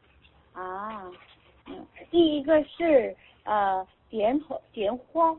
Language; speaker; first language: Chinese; non-native, learner; Korean